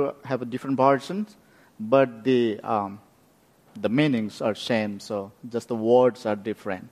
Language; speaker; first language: English; non-native, local second language; Nepali